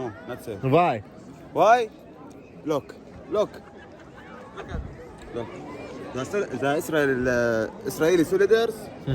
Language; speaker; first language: English; non-native, learner; Arabic